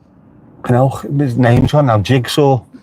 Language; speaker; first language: English; native; English